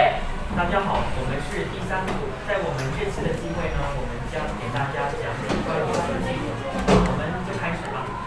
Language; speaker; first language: Chinese; non-native, learner; Indonesian